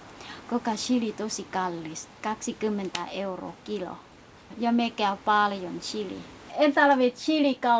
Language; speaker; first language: Finnish; non-native, learner; Thai